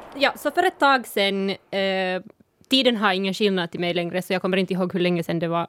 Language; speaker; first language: Swedish; non-native, local second language; Northern Sami